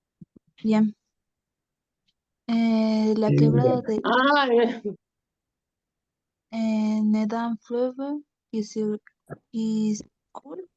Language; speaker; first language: French; non-native, learner; Spanish